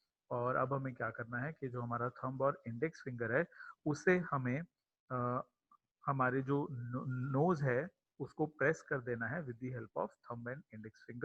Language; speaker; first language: Hindi; native; Hindi